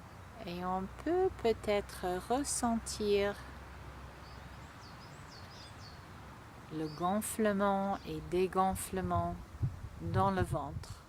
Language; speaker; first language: French; non-native, fluent; English